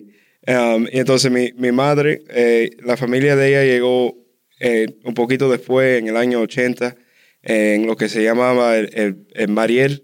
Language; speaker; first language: Spanish; early bilingual, heritage; Spanish